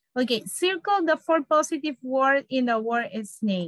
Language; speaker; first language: English; non-native, learner; Spanish